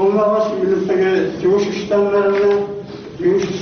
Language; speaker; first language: Russian; non-native, local second language; Tatar